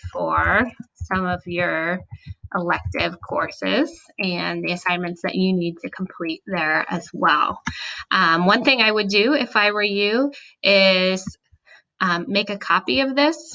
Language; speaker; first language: English; native; English